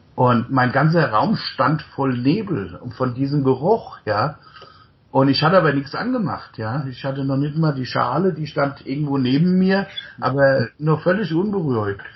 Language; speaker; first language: German; native; German